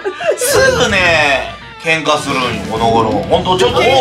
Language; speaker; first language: Japanese; native; Japanese